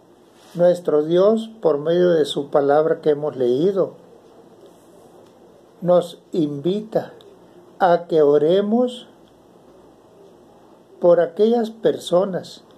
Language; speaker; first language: Spanish; native; Spanish